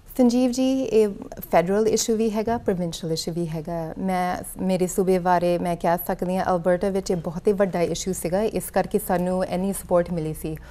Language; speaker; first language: Punjabi; early bilingual, heritage; Punjabi